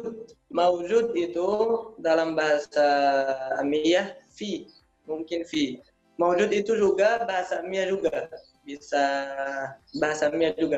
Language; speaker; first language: Indonesian; non-native, learner; Arabic